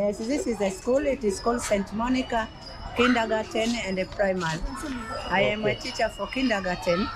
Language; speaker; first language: English; non-native, local second language; Swahili